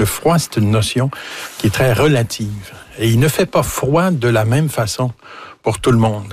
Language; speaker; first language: French; native; French